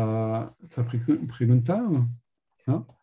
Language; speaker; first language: Spanish; non-native, learner; French